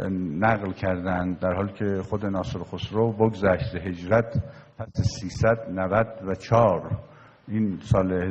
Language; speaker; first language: Persian; native; Persian